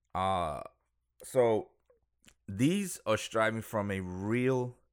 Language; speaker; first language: English; native; English